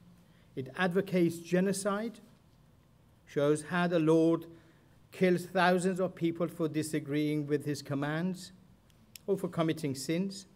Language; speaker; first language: English; non-native, fluent; Persian